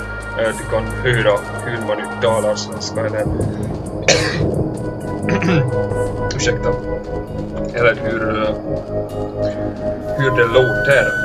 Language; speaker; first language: Swedish; non-native, learner; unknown